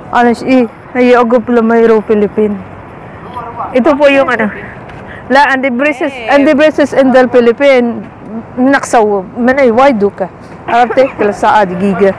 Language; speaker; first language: Arabic; non-native, learner; Filipino